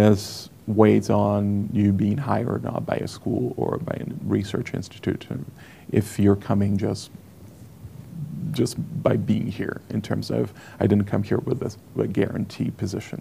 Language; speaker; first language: English; non-native, fluent; Portuguese